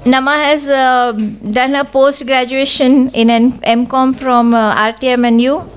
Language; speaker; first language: English; non-native, local second language; Marathi